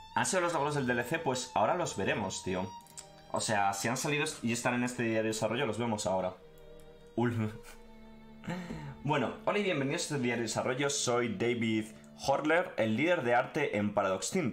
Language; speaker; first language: Spanish; native; Spanish